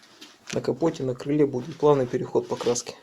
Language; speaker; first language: Russian; native; Russian